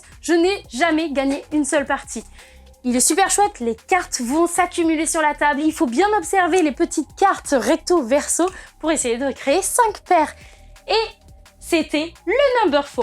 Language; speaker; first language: French; native; French